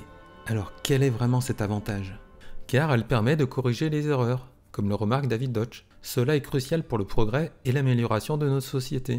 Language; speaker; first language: French; native; French